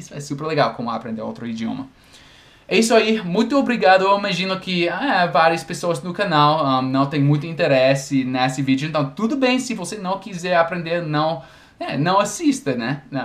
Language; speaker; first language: Portuguese; non-native, fluent; English